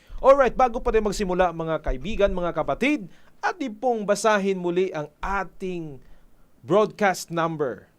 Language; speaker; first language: Filipino; non-native, local second language; Hiligaynon